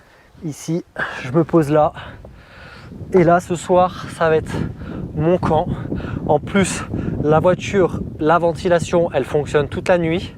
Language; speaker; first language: French; native; French